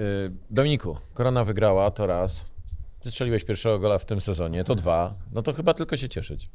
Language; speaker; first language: Polish; native; Polish